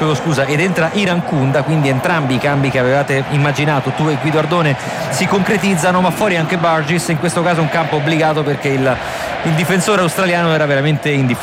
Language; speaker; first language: Italian; native; Italian